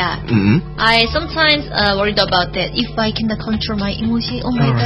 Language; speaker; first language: English; non-native, learner; Korean